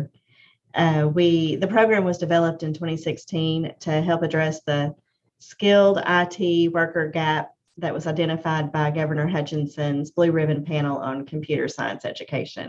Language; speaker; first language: English; native; English